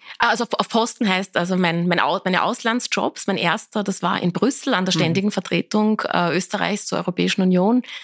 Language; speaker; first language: German; early bilingual, other home language; Persian